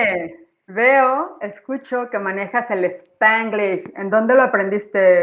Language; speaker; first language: Spanish; native; Spanish